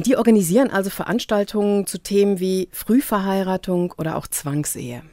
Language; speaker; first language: German; native; German